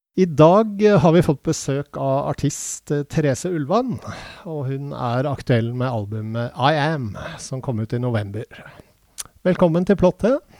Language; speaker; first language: Norwegian; native; Norwegian